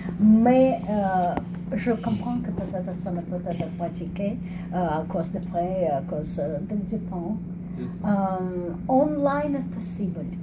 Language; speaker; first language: French; non-native, learner; English